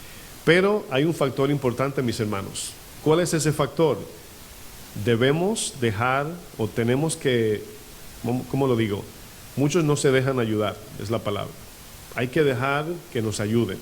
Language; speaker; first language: Spanish; native; Spanish